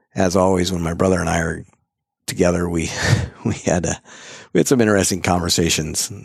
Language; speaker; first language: English; native; English